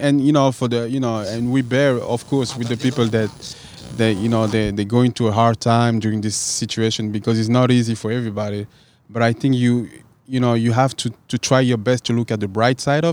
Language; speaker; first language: English; non-native, fluent; French